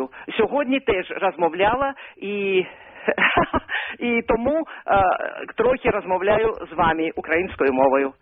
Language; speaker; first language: Ukrainian; non-native, learner; Russian